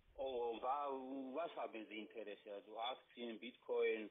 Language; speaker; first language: German; non-native, fluent; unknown